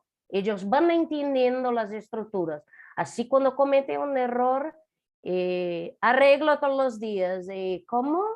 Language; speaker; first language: Spanish; non-native, fluent; Portuguese